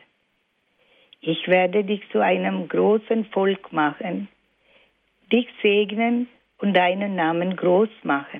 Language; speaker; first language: German; non-native, fluent; Malayalam